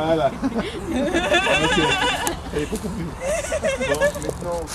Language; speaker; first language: French; native; French